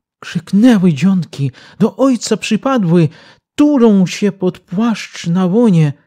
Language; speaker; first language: Polish; early bilingual, heritage; Polish